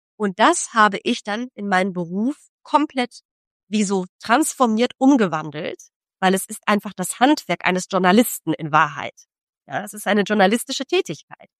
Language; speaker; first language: German; early bilingual, other home language; Polish